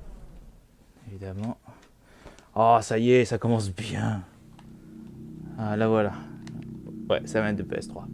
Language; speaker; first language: French; native; French